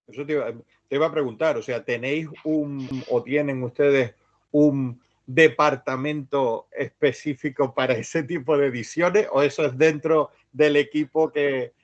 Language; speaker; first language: Spanish; native; Spanish